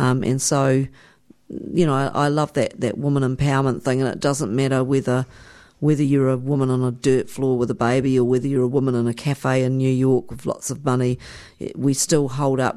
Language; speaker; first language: English; native; English